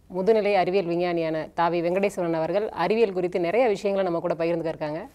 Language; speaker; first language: Tamil; native; Tamil